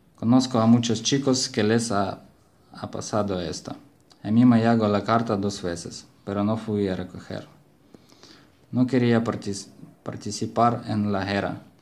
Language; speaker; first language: Spanish; non-native, fluent; Ukrainian